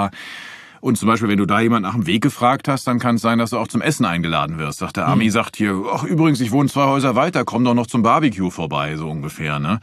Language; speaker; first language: German; native; German